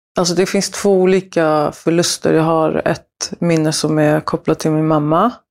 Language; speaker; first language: Swedish; early bilingual, other home language; Spanish